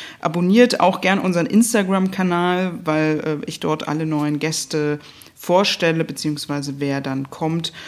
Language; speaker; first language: German; native; German